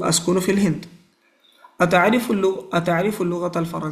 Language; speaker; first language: Arabic; non-native, fluent; Malayalam